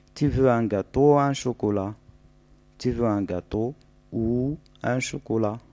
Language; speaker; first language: French; non-native, local second language; Arabic